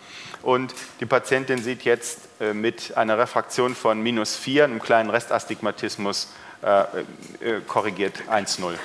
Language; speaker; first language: German; native; German